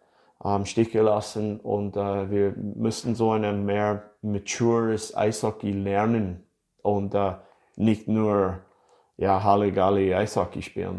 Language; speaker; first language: German; non-native, fluent; English